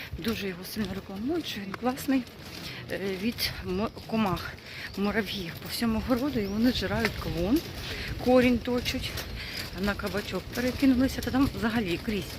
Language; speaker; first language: Ukrainian; non-native, local second language; Russian